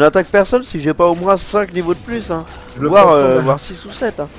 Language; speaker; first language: French; native; French